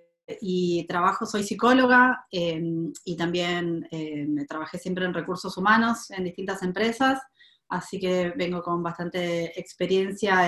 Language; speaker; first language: Spanish; native; Spanish